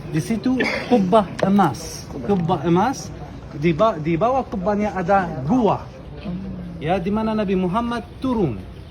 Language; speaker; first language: Indonesian; non-native, fluent; Arabic